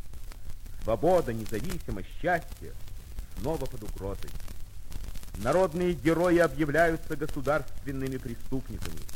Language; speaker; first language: Russian; native; Russian